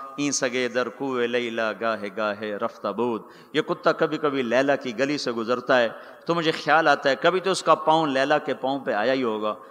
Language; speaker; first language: Urdu; non-native, local second language; Punjabi